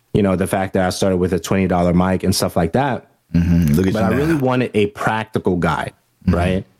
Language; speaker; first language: English; early bilingual, other home language; Haitian Creole